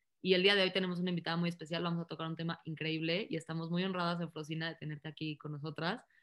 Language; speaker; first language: Spanish; native; Spanish